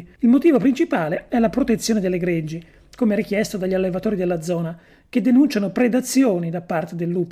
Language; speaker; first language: Italian; native; Italian